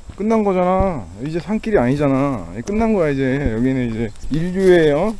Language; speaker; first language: Korean; native; Korean